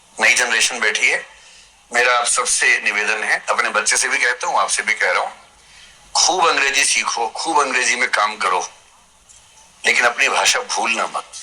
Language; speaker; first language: Hindi; native; Hindi